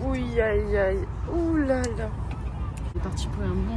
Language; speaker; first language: French; native; French